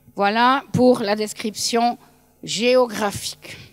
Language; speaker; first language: French; native; French